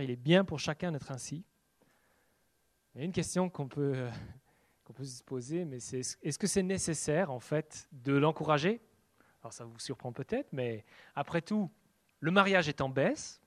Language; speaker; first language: French; native; French